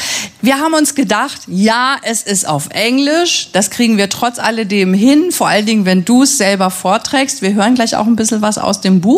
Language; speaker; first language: German; native; German